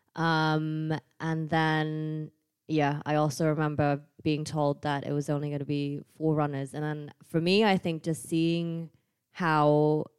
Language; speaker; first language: English; non-native, fluent; Thai